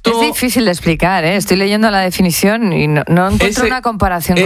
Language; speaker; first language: Spanish; native; Spanish